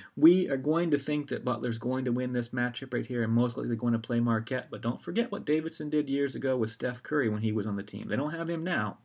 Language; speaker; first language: English; native; English